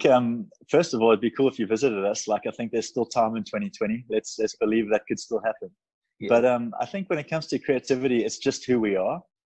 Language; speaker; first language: English; native; English